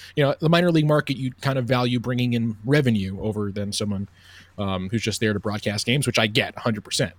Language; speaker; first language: English; native; English